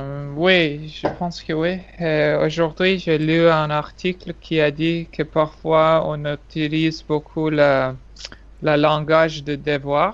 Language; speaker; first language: French; non-native, learner; English